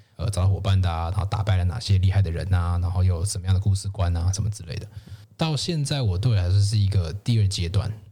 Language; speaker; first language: Chinese; native; Chinese